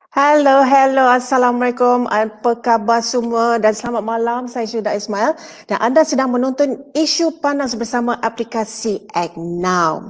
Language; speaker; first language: Malay; native; Malay